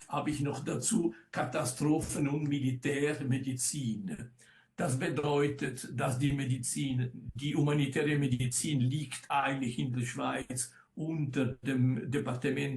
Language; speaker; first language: German; non-native, local second language; Italian